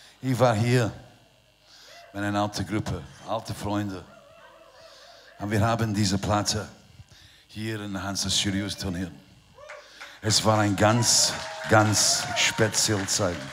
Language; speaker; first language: German; non-native, learner; English